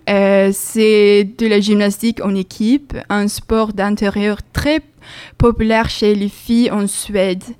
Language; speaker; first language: French; non-native, learner; Swedish